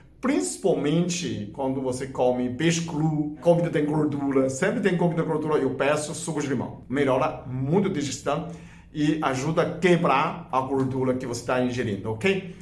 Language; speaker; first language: Portuguese; non-native, fluent; Chinese